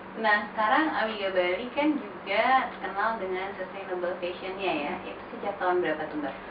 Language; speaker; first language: Indonesian; native; Indonesian